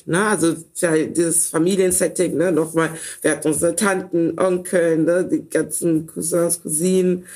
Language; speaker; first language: German; early bilingual, other home language; Ewe